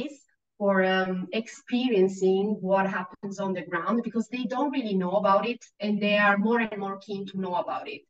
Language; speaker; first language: English; non-native, fluent; Italian